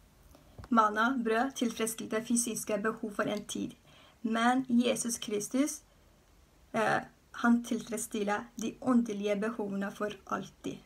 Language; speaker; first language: Norwegian; non-native, fluent; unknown